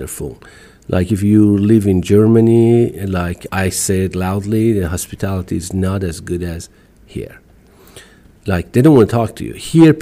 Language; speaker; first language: English; non-native, fluent; Persian